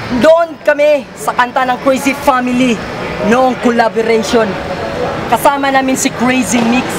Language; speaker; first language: Filipino; non-native, local second language; Cebuano